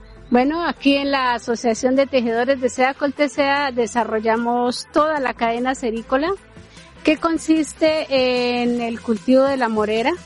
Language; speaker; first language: Spanish; native; Spanish